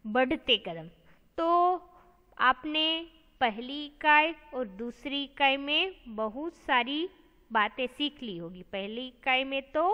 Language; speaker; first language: Hindi; non-native, local second language; Gujarati